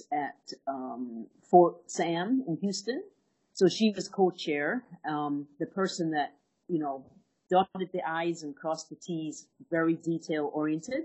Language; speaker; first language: English; native; English